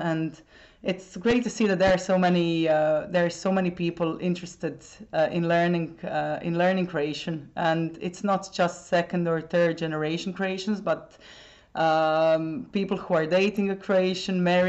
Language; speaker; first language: English; non-native, fluent; Croatian